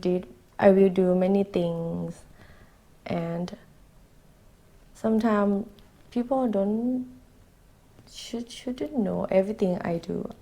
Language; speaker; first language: English; non-native, learner; Thai